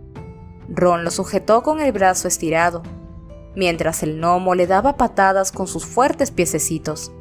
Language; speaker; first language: Spanish; native; Spanish